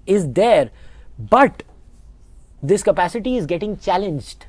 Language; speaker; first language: Hindi; native; Hindi